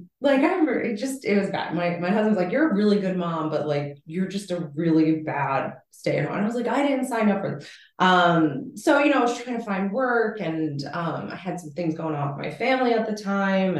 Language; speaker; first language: English; native; English